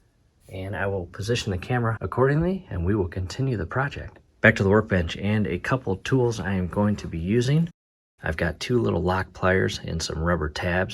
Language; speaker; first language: English; native; English